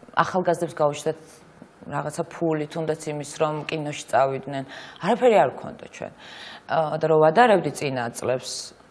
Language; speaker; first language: Georgian; native; Georgian